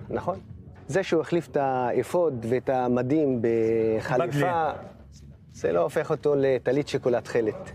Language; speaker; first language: Hebrew; non-native, local second language; Arabic